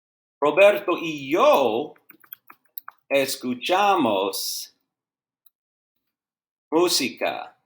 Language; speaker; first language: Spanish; non-native, fluent; English